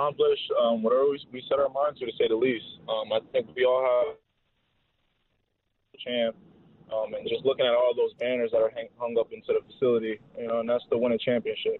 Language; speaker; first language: English; native; English